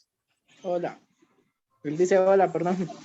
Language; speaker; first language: Spanish; non-native, learner; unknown